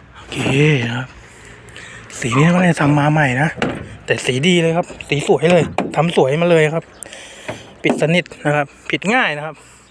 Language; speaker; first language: Thai; native; Thai